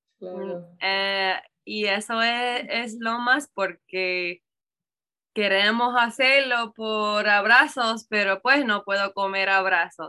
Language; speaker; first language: Spanish; non-native, learner; English